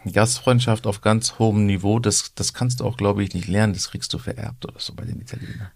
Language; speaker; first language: German; early bilingual, other home language; Turkish